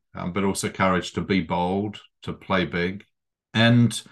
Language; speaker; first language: English; native; English